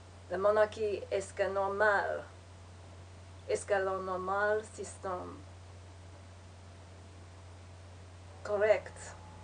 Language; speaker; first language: French; non-native, learner; English